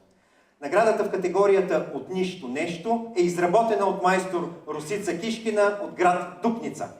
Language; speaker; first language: Bulgarian; native; Bulgarian